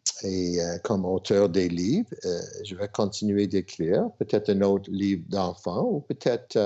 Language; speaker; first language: French; non-native, local second language; English